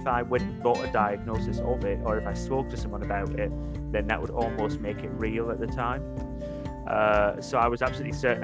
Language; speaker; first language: English; native; English